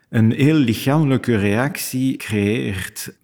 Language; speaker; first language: Dutch; non-native, fluent; French